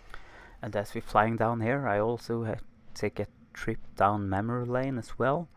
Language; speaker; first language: English; non-native, fluent; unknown